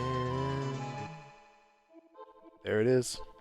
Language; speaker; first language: English; native; English